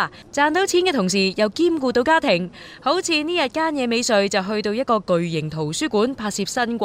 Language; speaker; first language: Chinese; native; Chinese